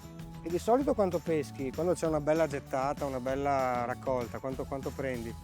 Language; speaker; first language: Italian; native; Italian